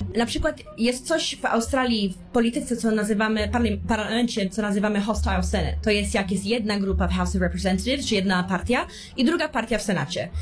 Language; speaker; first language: Polish; early bilingual, heritage; Polish